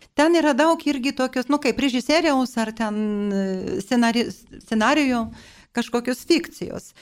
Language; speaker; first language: Lithuanian; non-native, local second language; Polish